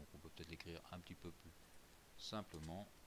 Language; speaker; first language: French; native; French